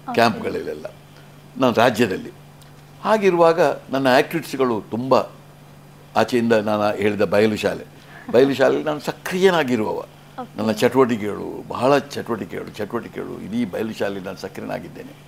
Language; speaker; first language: Kannada; non-native, local second language; Tulu